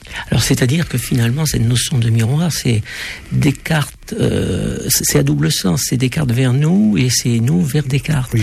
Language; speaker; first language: French; native; French